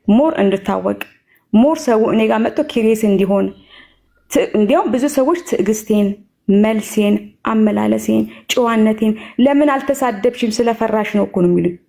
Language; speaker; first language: Amharic; native; Amharic